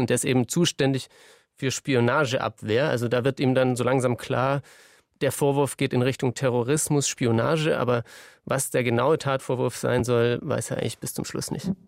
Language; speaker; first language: German; native; German